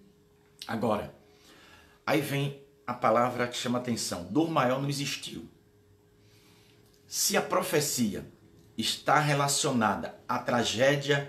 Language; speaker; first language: Portuguese; native; Portuguese